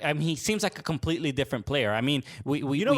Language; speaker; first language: English; native; English